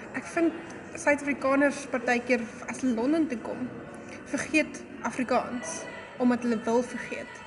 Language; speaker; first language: Afrikaans; native; Afrikaans